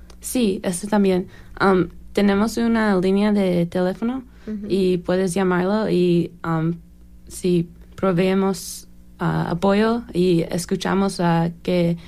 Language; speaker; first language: Spanish; non-native, learner; English